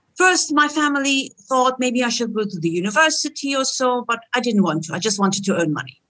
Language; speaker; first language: English; non-native, fluent; Turkish